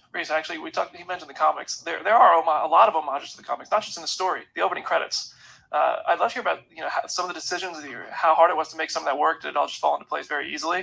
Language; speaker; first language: English; native; English